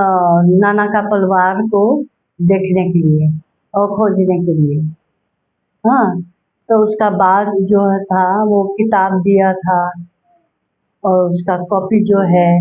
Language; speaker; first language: Hindi; early bilingual, heritage; Hindi